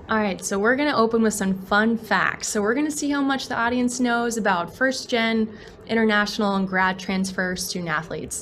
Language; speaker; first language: English; native; English